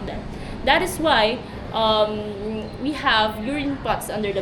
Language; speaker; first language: English; non-native, local second language; Filipino